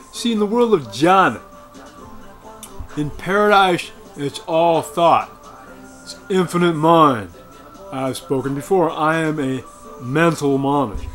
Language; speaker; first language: English; native; English